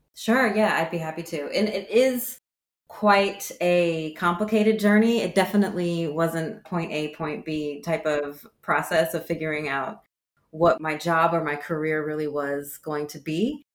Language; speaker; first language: English; native; English